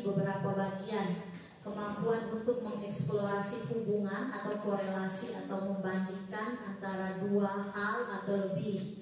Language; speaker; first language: Indonesian; native; Indonesian